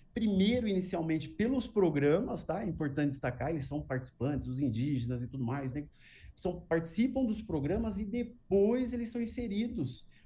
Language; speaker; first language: Portuguese; native; Portuguese